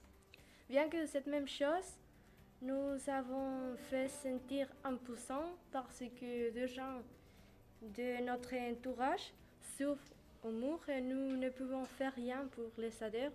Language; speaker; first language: French; non-native, learner; Spanish